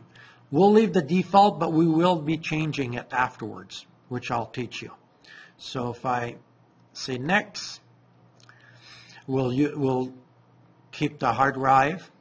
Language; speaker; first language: English; non-native, fluent; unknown